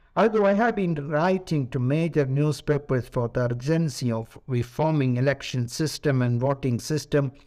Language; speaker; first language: English; non-native, local second language; Malayalam